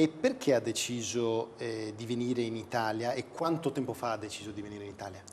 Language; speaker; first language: Italian; native; Italian